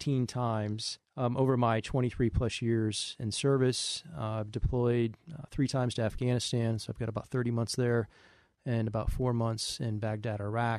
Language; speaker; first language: English; native; English